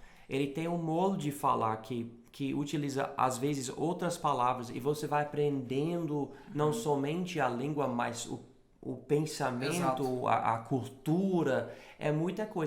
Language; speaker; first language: Portuguese; non-native, fluent; English